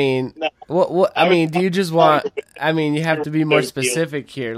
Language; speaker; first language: English; early bilingual, other home language; Spanish